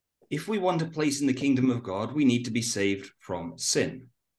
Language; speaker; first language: English; native; English